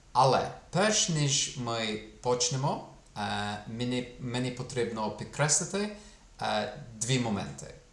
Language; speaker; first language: Ukrainian; non-native, fluent; English